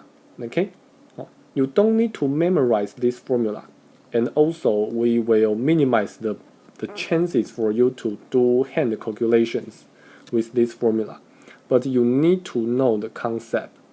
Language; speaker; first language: English; non-native, fluent; Chinese